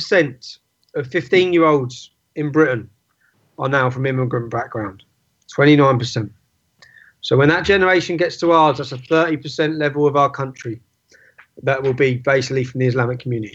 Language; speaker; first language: English; native; English